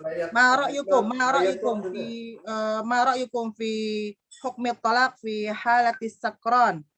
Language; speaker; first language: Arabic; non-native, fluent; Indonesian